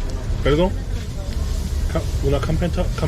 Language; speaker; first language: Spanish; non-native, learner; Korean